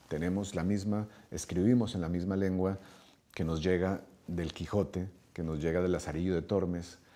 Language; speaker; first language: Spanish; native; Spanish